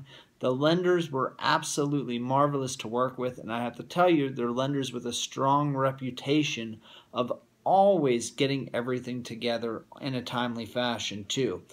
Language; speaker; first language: English; native; English